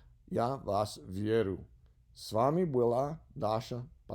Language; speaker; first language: Russian; non-native, learner; English